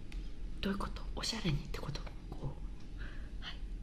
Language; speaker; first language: Japanese; native; Japanese